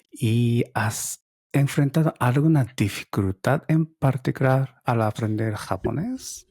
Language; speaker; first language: Spanish; non-native, fluent; Japanese